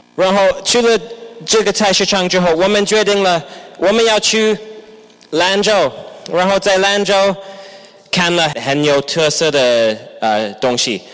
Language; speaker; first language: Chinese; non-native, fluent; English